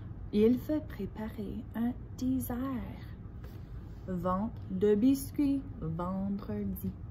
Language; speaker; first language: French; non-native, fluent; English